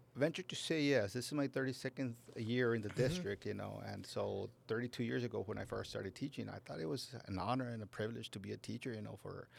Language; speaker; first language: English; native; English